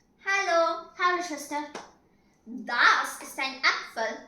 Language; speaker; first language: German; non-native, learner; Malayalam